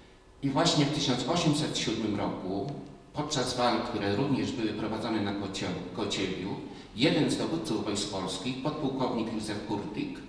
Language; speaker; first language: Polish; native; Polish